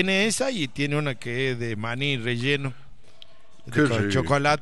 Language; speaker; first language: Spanish; native; Spanish